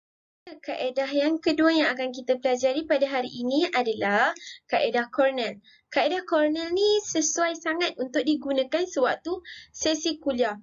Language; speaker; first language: Malay; native; Malay